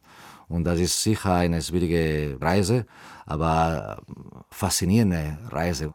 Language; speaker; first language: German; non-native, fluent; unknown